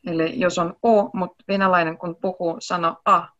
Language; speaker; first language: Finnish; non-native, learner; Russian